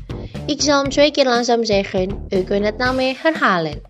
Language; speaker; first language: Dutch; non-native, fluent; Indonesian